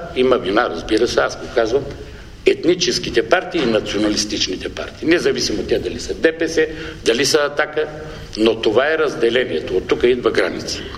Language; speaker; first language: Bulgarian; non-native, local second language; Turkish